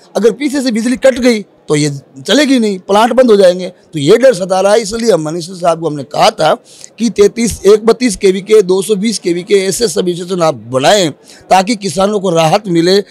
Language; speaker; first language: Hindi; native; Hindi